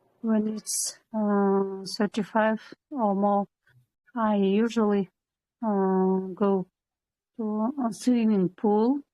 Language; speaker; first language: English; non-native, learner; Kyrgyz